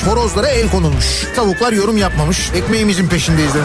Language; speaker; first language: Turkish; native; Turkish